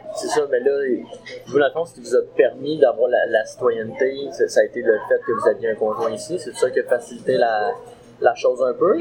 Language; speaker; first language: French; native; French